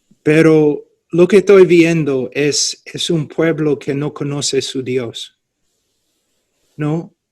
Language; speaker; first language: Spanish; non-native, fluent; English